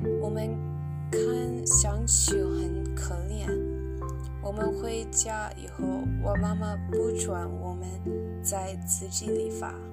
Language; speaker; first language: Chinese; non-native, learner; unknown